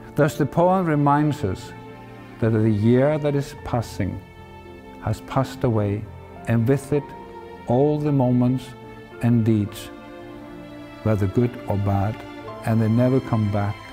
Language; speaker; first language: English; non-native, fluent; Icelandic